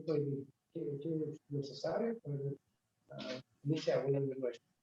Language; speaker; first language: Spanish; non-native, learner; English